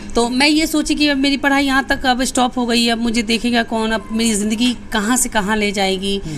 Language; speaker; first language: Hindi; native; Hindi